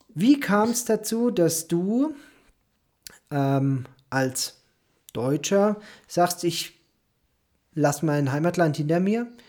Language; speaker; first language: German; native; German